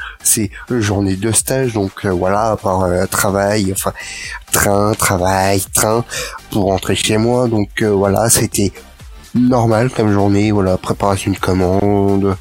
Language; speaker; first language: French; native; French